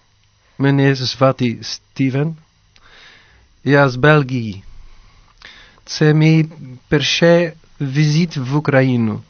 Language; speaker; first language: Ukrainian; non-native, learner; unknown